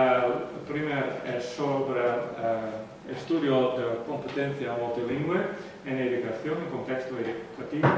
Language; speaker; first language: Spanish; non-native, learner; Western Frisian